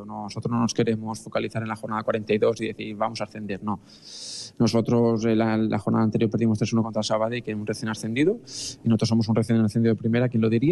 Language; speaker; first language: Spanish; native; Spanish